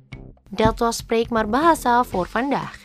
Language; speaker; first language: Dutch; non-native, learner; Indonesian